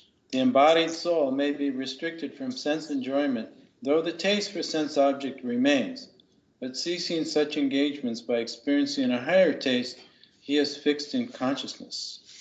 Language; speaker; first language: English; native; English